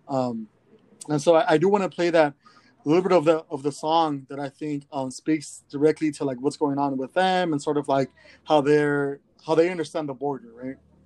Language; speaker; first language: English; early bilingual, other home language; Spanish